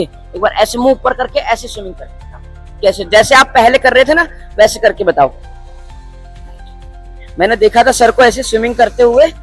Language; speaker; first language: Hindi; native; Hindi